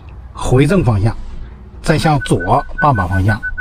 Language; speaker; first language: Chinese; native; Chinese